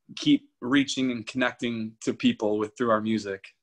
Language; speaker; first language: English; native; English